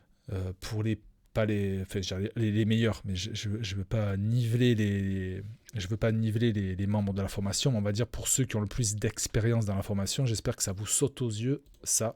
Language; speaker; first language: French; native; French